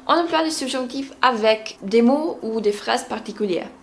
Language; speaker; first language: French; non-native, fluent; English